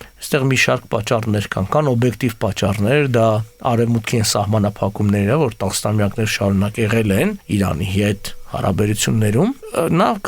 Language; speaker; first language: Armenian; native; Armenian